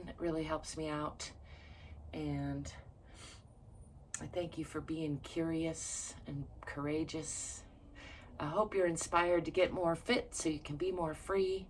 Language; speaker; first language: English; native; English